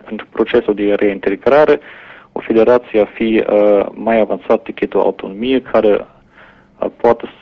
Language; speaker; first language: Romanian; non-native, fluent; German